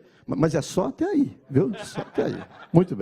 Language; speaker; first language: Portuguese; native; Portuguese